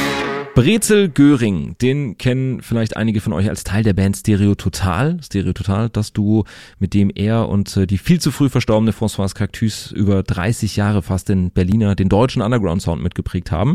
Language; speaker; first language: German; native; German